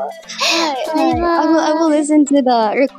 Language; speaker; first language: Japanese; non-native, learner; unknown